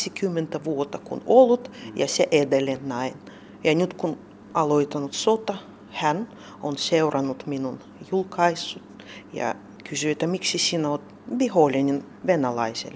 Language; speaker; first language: Finnish; non-native, learner; Russian